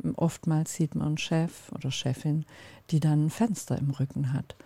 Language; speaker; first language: German; non-native, fluent; Turkish